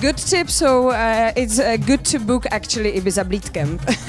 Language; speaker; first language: English; non-native, fluent; Czech